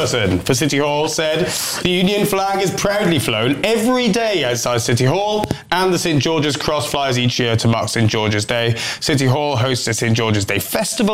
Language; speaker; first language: English; native; English